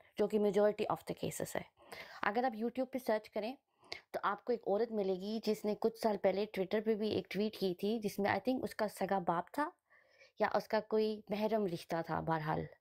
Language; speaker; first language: Hindi; early bilingual, heritage; Hindi